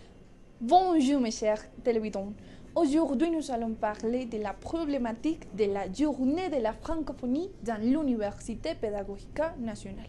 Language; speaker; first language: French; non-native, learner; Spanish